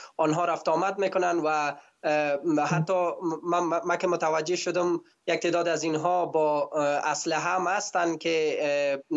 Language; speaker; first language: Persian; native; Persian